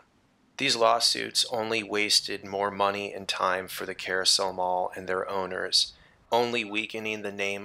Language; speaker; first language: English; native; English